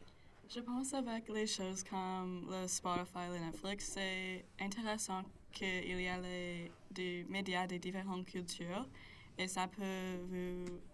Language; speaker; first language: French; non-native, local second language; English